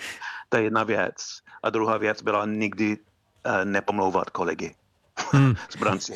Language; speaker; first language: Czech; non-native, fluent; English